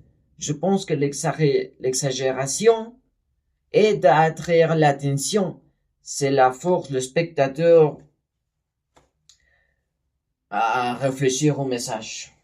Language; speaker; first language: French; non-native, learner; Spanish